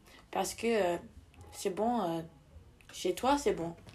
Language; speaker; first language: French; non-native, learner; English